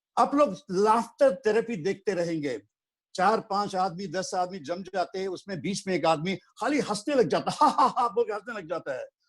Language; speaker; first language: Hindi; non-native, local second language; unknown